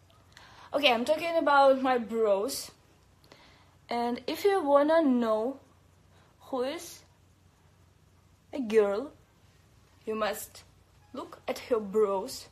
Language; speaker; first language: English; non-native, learner; Russian